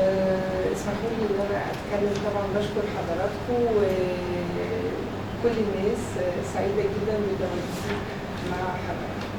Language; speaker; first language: Arabic; native; Arabic